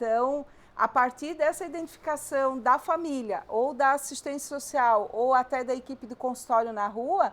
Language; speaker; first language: Portuguese; native; Portuguese